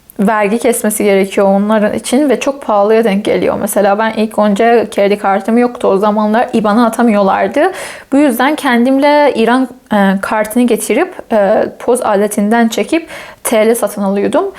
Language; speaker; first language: Turkish; non-native, fluent; Persian